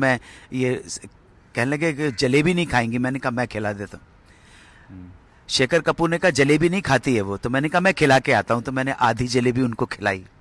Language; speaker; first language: Hindi; native; Hindi